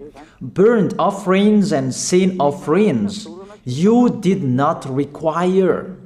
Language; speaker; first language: English; non-native, fluent; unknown